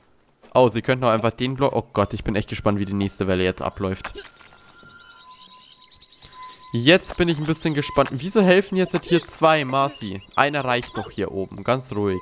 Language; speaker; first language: German; native; German